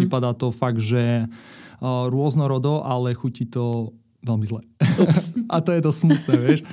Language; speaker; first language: Slovak; native; Slovak